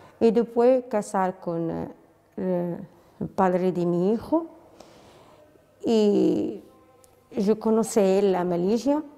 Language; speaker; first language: Spanish; non-native, learner; Arabic